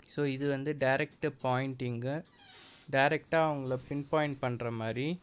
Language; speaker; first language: Tamil; non-native, local second language; Telugu